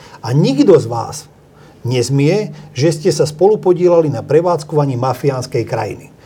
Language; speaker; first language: Slovak; non-native, local second language; Hungarian